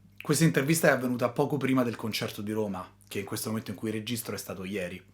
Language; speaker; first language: Italian; native; Italian